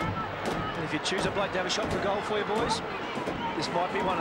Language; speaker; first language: English; native; English